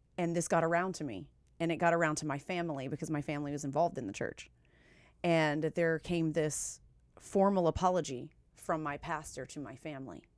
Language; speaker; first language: English; native; English